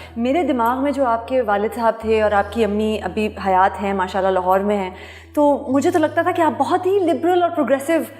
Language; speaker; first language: Urdu; native; Urdu